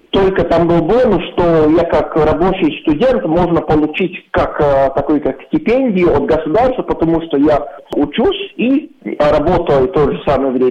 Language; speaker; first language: Russian; non-native, local second language; Latvian